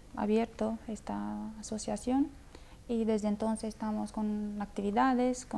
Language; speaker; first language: Spanish; non-native, fluent; Romanian